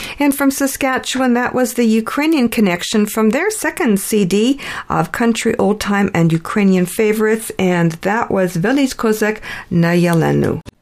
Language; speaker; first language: English; early bilingual, other home language; Ukrainian